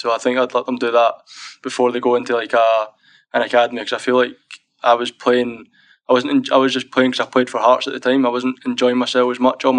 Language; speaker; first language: English; native; English